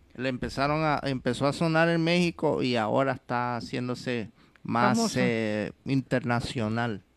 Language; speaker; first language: Spanish; early bilingual, heritage; English